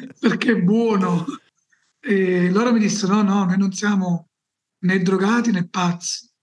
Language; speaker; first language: Italian; native; Italian